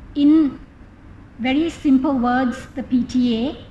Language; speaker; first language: English; non-native, local second language; Sinhala